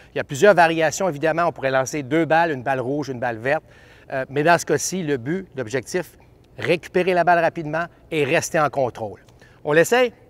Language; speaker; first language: French; native; French